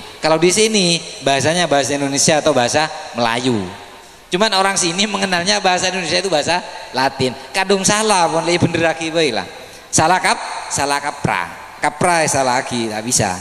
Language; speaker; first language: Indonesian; non-native, local second language; Madurese